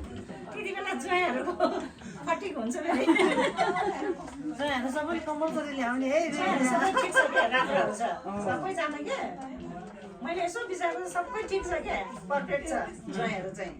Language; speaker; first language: Nepali; non-native, local second language; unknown